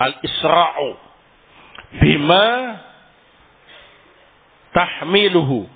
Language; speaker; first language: Arabic; non-native, fluent; Indonesian